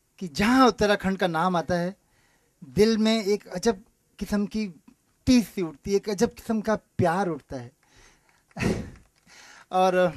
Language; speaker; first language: Hindi; native; Hindi